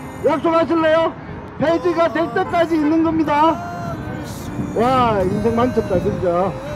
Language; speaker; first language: Korean; native; Korean